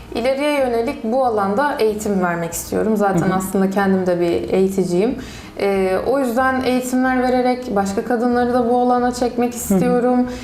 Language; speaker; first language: Turkish; native; Turkish